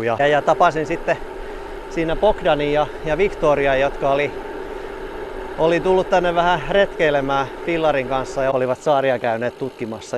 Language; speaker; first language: Finnish; native; Finnish